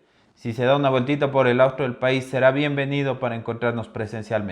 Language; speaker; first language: Spanish; native; Spanish